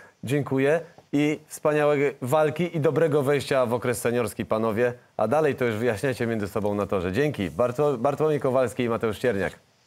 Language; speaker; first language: Polish; native; Polish